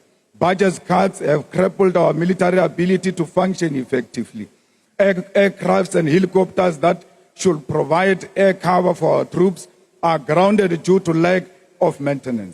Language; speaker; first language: English; non-native, local second language; Northern Sotho